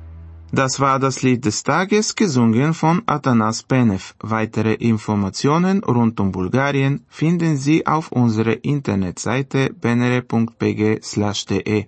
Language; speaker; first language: German; non-native, fluent; Bulgarian